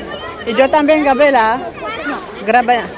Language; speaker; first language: Spanish; non-native, fluent; Filipino